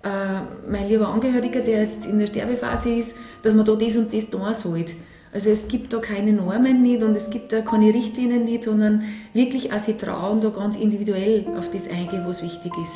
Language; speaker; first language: German; native; German